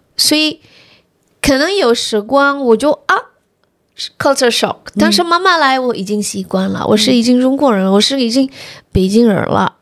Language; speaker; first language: Chinese; non-native, fluent; Indonesian